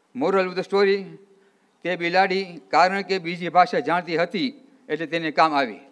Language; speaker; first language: Gujarati; early bilingual, heritage; Gujarati